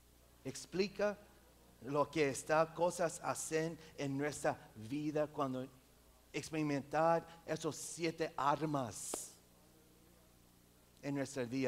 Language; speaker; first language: Spanish; non-native, local second language; English